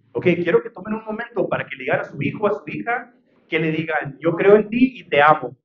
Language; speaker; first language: Spanish; early bilingual, heritage; Spanish